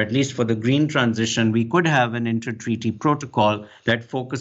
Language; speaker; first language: English; non-native, local second language; Urdu